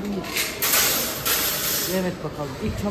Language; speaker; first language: Turkish; native; Turkish